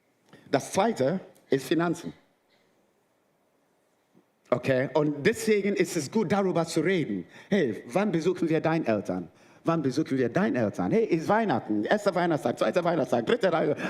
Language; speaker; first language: German; non-native, fluent; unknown